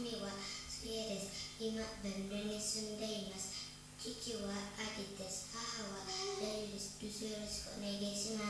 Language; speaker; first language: Japanese; non-native, learner; Indonesian